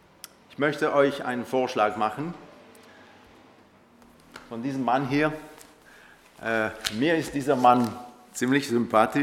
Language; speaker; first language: German; non-native, local second language; French